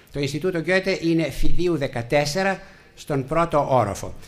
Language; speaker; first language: Greek; native; Greek